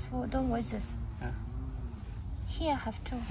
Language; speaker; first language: English; non-native, learner; Ukrainian